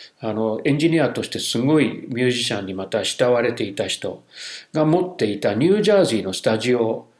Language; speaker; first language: Japanese; non-native, fluent; English